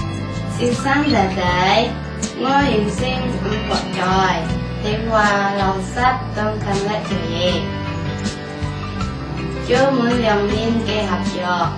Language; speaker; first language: Cantonese; non-native, learner; Indonesian